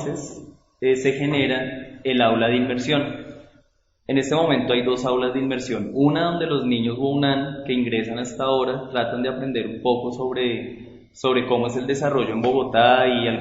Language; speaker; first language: Spanish; native; Spanish